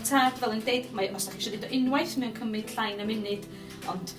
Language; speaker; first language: Welsh; native; Welsh